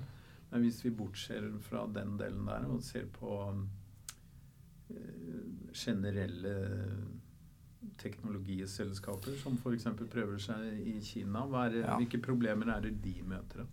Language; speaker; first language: Norwegian; native; Norwegian